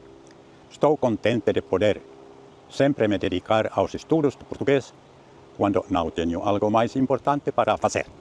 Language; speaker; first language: Portuguese; non-native, learner; Finnish